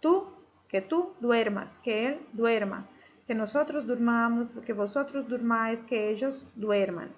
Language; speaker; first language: Spanish; non-native, fluent; Portuguese